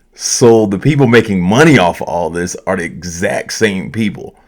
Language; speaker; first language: English; native; English